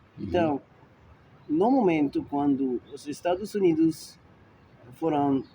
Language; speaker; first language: Portuguese; non-native, fluent; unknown